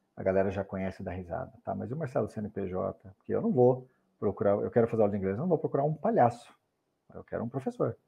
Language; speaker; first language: Portuguese; native; Portuguese